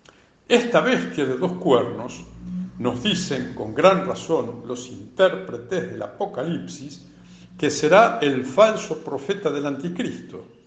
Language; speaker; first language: Spanish; native; Spanish